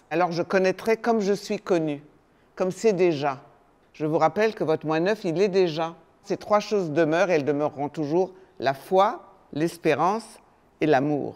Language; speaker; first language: French; native; French